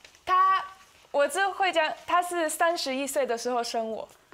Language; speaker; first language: Chinese; non-native, fluent; Italian